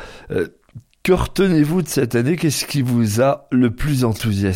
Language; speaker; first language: French; native; French